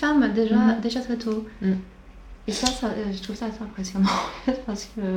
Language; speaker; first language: French; non-native, fluent; Swedish